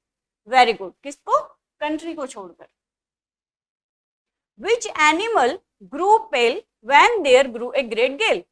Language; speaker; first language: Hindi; native; Hindi